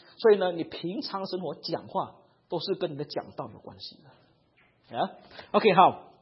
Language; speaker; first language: Chinese; native; Chinese